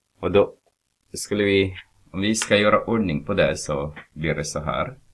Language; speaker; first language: Swedish; non-native, fluent; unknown